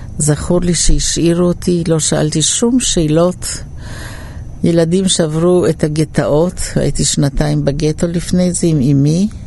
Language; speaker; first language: Hebrew; early bilingual, other home language; Polish